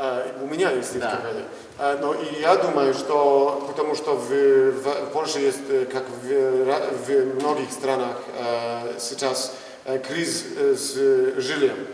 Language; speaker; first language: Russian; non-native, learner; Polish